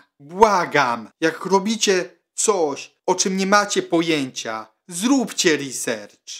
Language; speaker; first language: Polish; non-native, fluent; Italian